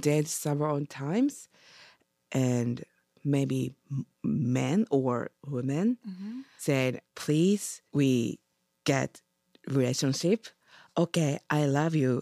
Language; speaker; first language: English; non-native, learner; Japanese